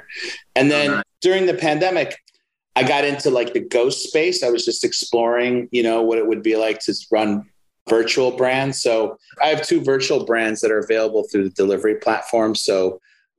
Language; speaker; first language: English; native; English